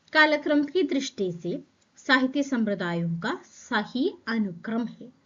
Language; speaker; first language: Hindi; non-native, local second language; Malayalam